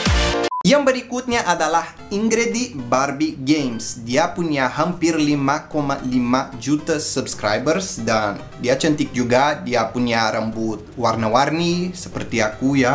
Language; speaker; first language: Indonesian; non-native, fluent; Portuguese